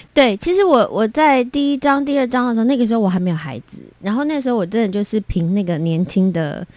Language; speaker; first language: Chinese; non-native, local second language; Min Nan Chinese